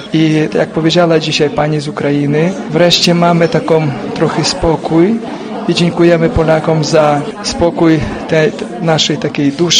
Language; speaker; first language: Polish; non-native, fluent; Ukrainian